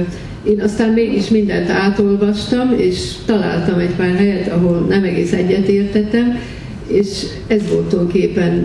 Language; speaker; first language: Hungarian; early bilingual, heritage; Hungarian